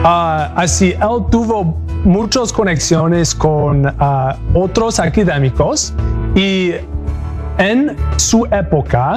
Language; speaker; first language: Spanish; non-native, learner; English